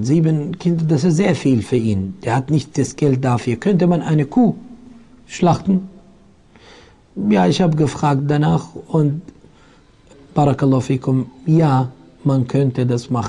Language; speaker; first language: German; non-native, fluent; Arabic